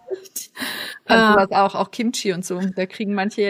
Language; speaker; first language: German; native; German